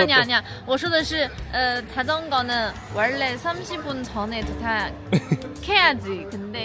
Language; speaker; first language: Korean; non-native, learner; Chinese